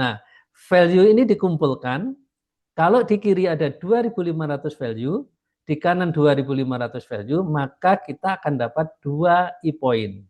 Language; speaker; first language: Indonesian; native; Indonesian